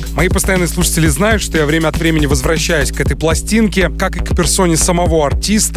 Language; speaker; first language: Russian; native; Russian